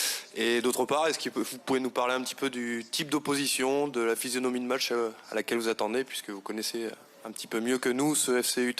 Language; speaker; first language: French; native; French